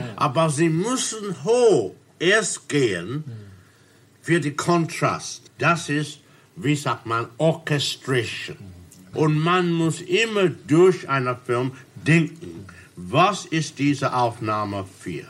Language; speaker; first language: German; non-native, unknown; English